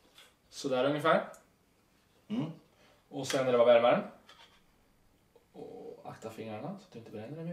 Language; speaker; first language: Swedish; native; Swedish